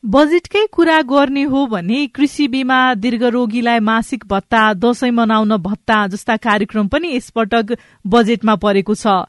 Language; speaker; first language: Nepali; non-native, local second language; Maithili